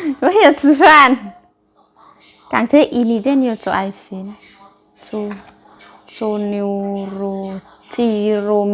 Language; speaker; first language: Chinese; non-native, learner; Javanese